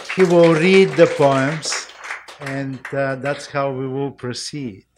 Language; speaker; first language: English; non-native, fluent; Bulgarian